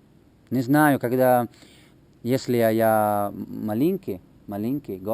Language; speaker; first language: Russian; non-native, learner; Italian